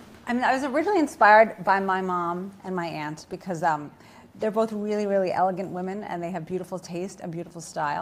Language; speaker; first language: English; native; English